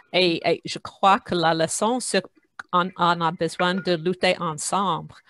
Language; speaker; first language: French; non-native, fluent; English